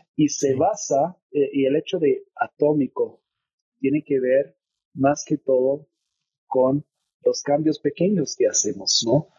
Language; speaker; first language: Spanish; non-native, fluent; English